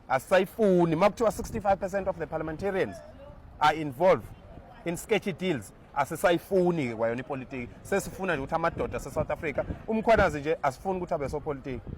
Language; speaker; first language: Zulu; native; Zulu